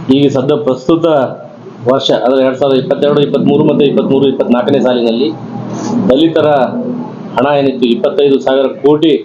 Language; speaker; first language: Kannada; non-native, local second language; Lambadi